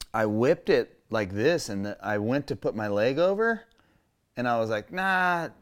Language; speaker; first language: English; native; English